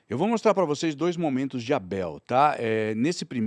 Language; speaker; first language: Portuguese; native; Portuguese